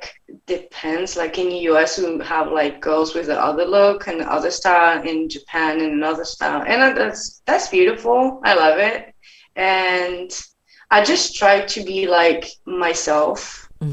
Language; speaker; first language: English; non-native, fluent; French